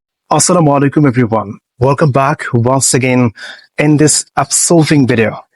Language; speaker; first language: English; non-native, local second language; Bangla